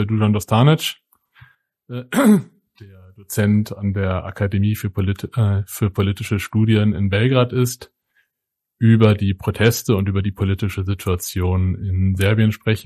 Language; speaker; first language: German; native; German